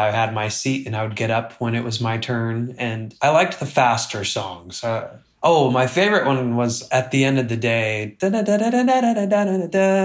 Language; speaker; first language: English; native; English